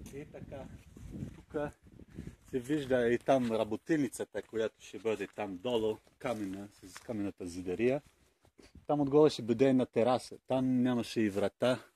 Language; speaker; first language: Bulgarian; non-native, fluent; French